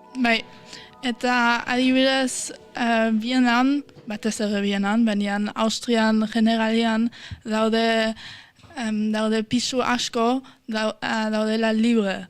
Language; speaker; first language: Basque; non-native, fluent; German